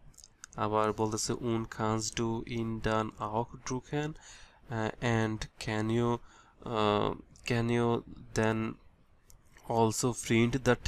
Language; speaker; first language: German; non-native, fluent; Bangla